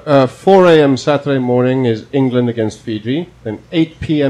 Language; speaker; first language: English; non-native, local second language; Afrikaans